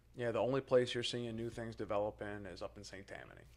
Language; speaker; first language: English; native; English